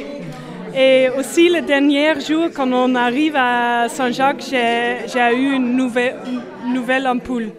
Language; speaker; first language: French; non-native, learner; Dutch